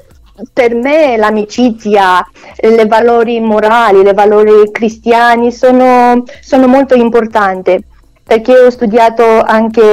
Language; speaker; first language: Italian; non-native, learner; Romanian